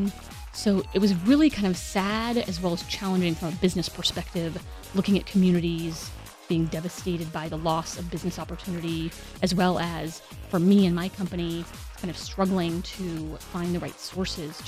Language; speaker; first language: English; native; English